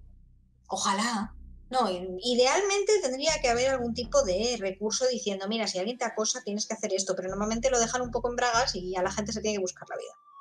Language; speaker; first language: Spanish; native; Spanish